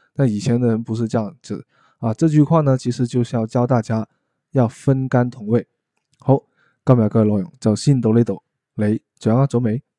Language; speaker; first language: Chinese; non-native, local second language; Cantonese